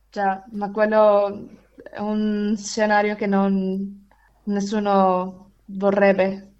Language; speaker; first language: Italian; non-native, fluent; Spanish